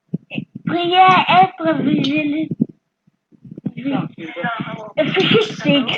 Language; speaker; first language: Swedish; early bilingual, other home language; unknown